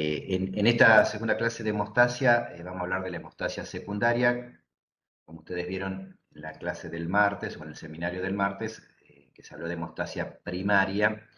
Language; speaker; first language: Spanish; native; Spanish